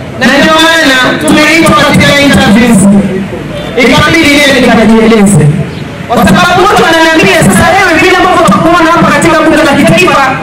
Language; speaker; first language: Swahili; native; Swahili